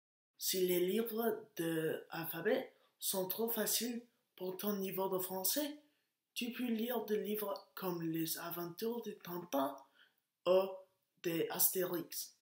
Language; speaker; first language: French; non-native, learner; Spanish